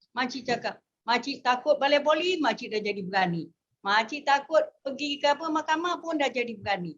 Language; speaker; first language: Malay; native; Malay